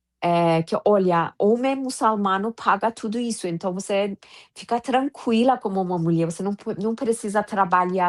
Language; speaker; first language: Portuguese; non-native, fluent; Persian